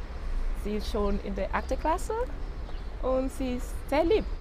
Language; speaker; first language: German; non-native, learner; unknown